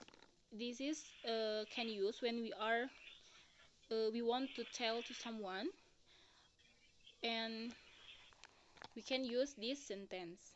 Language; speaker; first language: English; non-native, learner; Indonesian